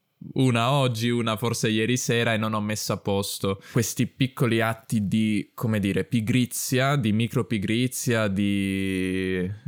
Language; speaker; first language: Italian; native; Italian